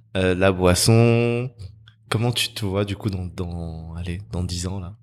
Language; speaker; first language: French; native; French